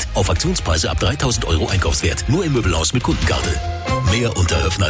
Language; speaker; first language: German; native; German